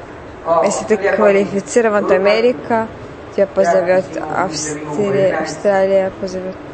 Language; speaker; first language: Russian; native; Russian